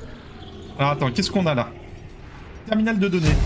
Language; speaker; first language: French; native; French